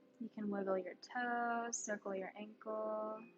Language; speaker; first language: English; native; English